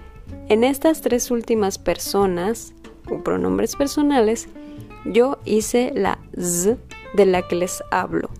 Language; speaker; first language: Spanish; non-native, fluent; French